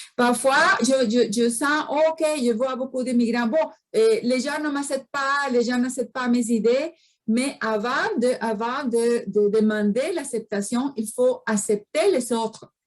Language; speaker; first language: French; non-native, fluent; Spanish